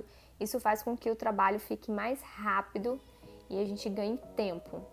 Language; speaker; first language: Portuguese; native; Portuguese